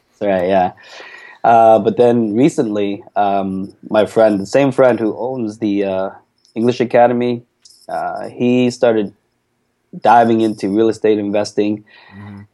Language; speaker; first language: English; early bilingual, other home language; Korean